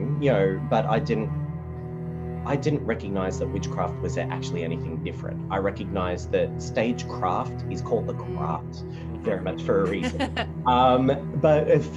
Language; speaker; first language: English; native; English